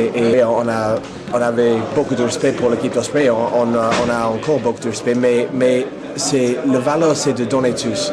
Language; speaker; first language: French; non-native, fluent; English